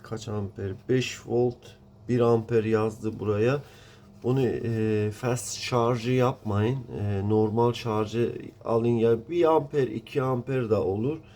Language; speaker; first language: Turkish; non-native, learner; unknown